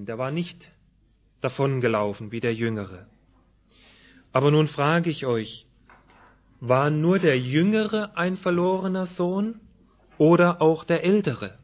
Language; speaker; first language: German; native; German